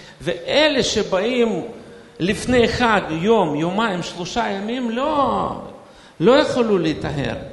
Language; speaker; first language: Hebrew; non-native, fluent; Russian